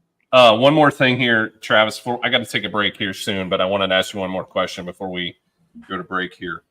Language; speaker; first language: English; native; English